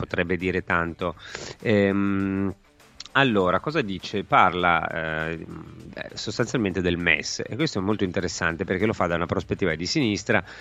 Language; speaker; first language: Italian; native; Italian